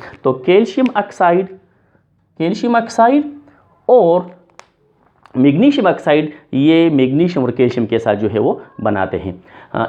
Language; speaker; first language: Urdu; non-native, local second language; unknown